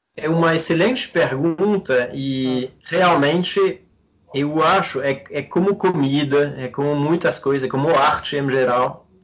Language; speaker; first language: Portuguese; non-native, fluent; French